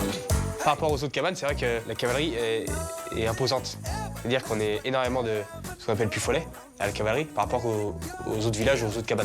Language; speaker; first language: French; native; French